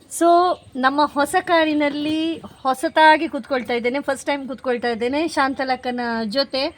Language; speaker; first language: Kannada; non-native, local second language; Konkani